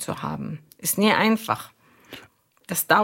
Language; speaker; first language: German; non-native, learner; Arabic